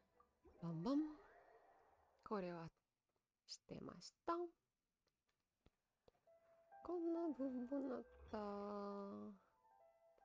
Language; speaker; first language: Japanese; non-native, learner; Russian